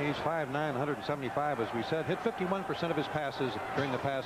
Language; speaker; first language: English; native; English